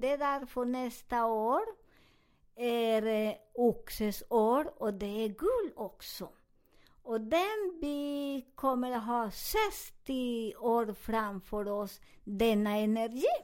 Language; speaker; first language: Swedish; non-native, fluent; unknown